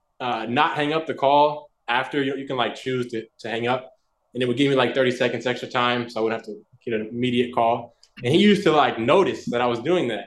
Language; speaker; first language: English; native; English